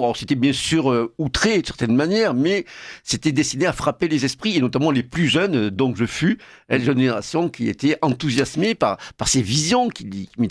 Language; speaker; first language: French; native; French